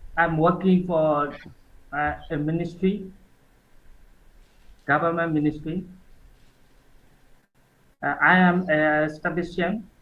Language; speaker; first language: English; non-native, learner; Burmese